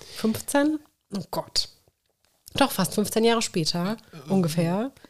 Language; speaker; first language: German; native; German